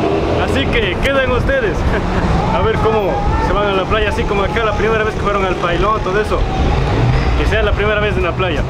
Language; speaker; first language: Spanish; native; Spanish